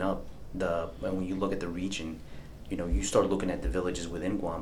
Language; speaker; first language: English; native; English